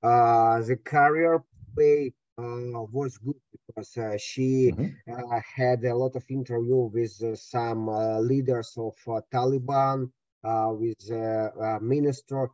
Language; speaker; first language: English; non-native, learner; Russian